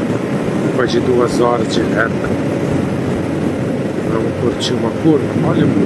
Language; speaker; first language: Portuguese; non-native, fluent; Italian